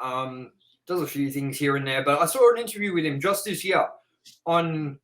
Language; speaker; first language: English; native; English